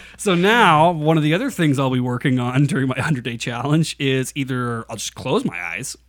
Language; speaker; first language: English; native; English